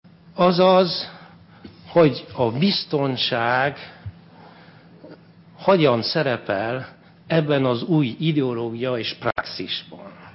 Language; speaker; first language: Hungarian; non-native, fluent; French